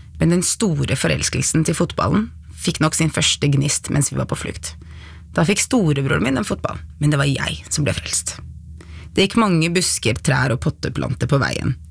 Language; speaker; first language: Norwegian; early bilingual, other home language; Arabic